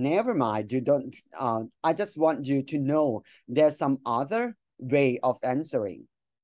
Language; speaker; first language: English; non-native, fluent; Thai